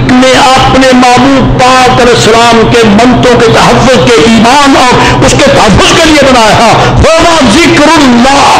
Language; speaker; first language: Urdu; non-native, local second language; Punjabi